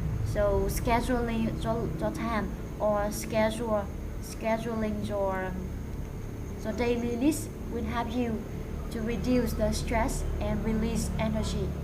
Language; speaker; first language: English; non-native, fluent; Vietnamese